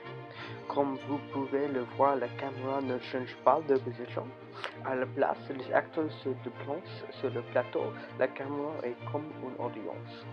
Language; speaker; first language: French; non-native, learner; English